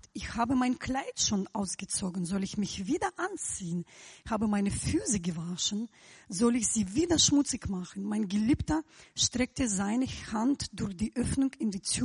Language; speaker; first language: German; non-native, fluent; Russian